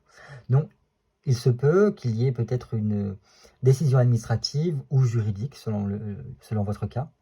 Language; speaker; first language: French; native; French